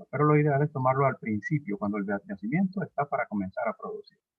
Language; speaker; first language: Spanish; native; Spanish